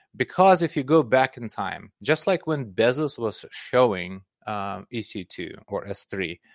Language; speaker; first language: English; non-native, fluent; Russian